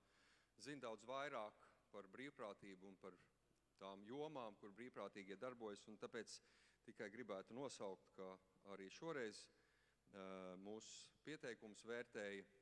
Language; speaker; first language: Latvian; native; Latvian